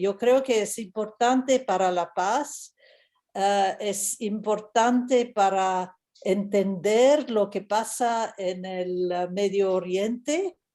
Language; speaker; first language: Spanish; non-native, fluent; English